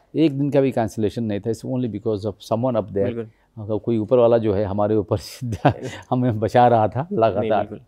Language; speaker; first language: Hindi; native; Hindi